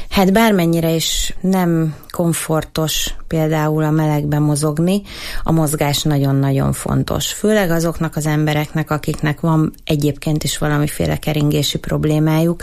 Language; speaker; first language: Hungarian; native; Hungarian